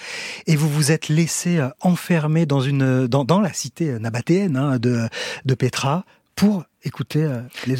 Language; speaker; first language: French; native; French